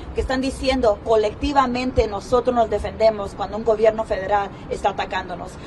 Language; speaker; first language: Spanish; early bilingual, heritage; Spanish